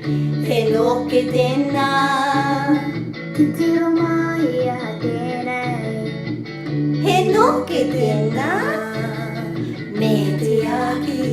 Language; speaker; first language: Māori; non-native, fluent; English